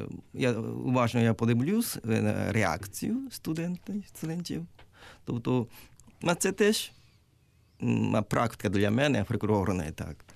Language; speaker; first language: Ukrainian; non-native, learner; Japanese